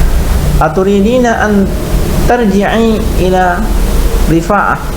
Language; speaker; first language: Arabic; non-native, fluent; Indonesian